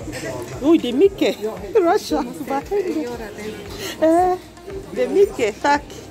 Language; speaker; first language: Swedish; non-native, learner; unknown